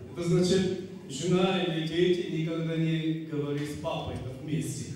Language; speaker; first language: Russian; non-native, learner; Korean